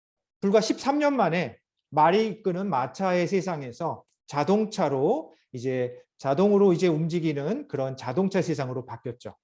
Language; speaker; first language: Korean; native; Korean